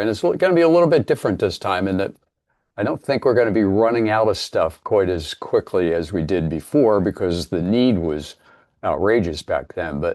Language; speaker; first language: English; native; English